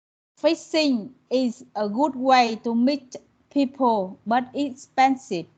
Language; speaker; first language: English; non-native, learner; Vietnamese